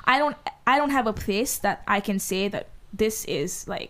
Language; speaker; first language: English; non-native, fluent; Hindi